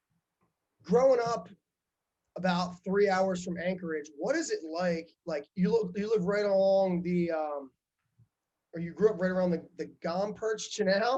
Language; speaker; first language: English; native; English